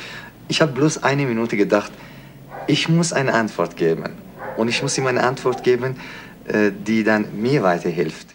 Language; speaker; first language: German; non-native, fluent; Persian